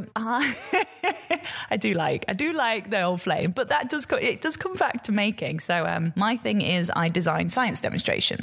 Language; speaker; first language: English; native; English